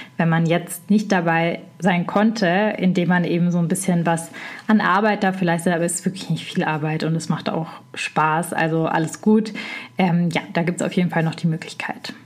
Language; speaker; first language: German; native; German